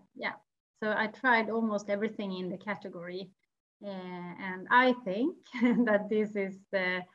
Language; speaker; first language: English; non-native, fluent; Swedish